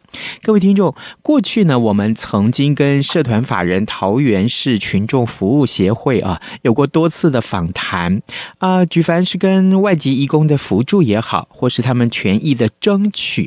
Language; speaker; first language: Chinese; native; Chinese